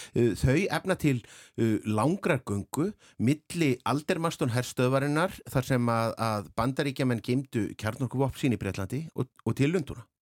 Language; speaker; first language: Icelandic; native; Icelandic